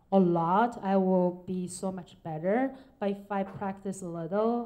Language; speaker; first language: English; non-native, fluent; Chinese